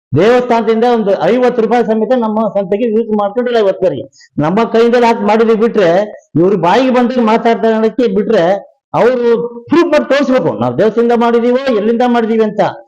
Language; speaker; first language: Kannada; native; Kannada